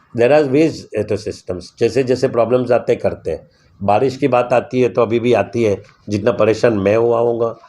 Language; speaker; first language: Hindi; non-native, local second language; Gujarati